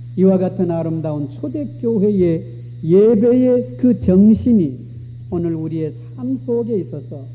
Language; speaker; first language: Korean; native; Korean